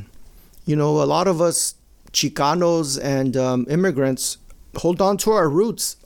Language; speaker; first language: English; native; English